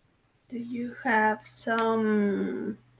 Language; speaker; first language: English; non-native, learner; Spanish